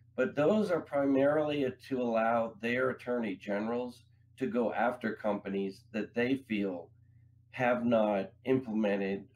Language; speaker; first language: English; native; English